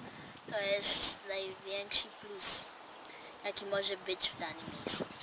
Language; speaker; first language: Polish; non-native, fluent; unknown